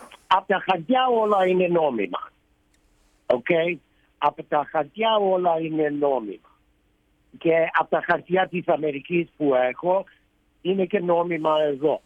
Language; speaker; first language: Greek; early bilingual, heritage; Greek